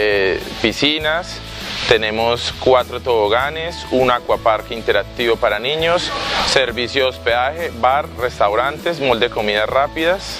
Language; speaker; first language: Spanish; native; Spanish